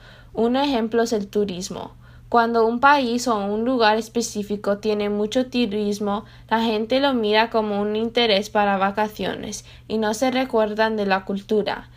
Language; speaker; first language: Spanish; non-native, learner; English